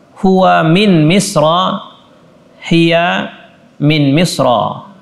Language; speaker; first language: Arabic; non-native, fluent; Indonesian